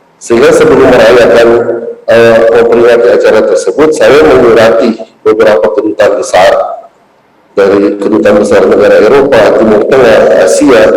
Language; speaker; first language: Indonesian; native; Indonesian